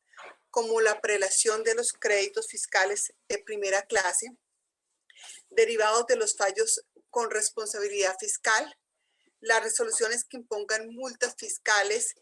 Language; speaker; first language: Spanish; native; Spanish